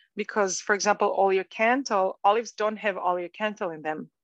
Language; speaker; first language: English; non-native, fluent; Hebrew